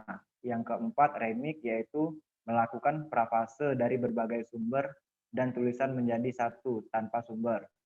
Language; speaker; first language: Indonesian; native; Indonesian